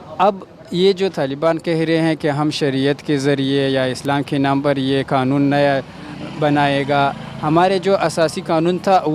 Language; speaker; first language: Hindi; non-native, learner; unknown